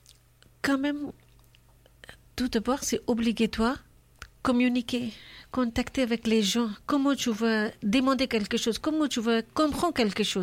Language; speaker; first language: French; non-native, learner; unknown